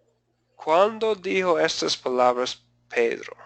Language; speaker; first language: Spanish; non-native, fluent; English